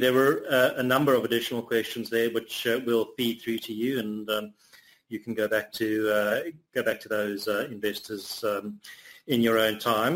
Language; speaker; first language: English; native; English